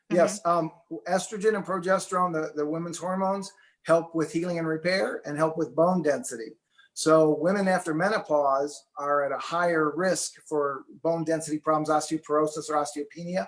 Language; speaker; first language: English; native; English